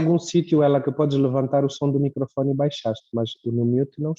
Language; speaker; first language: Portuguese; native; Portuguese